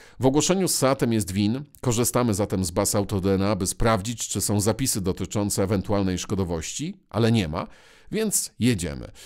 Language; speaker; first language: Polish; native; Polish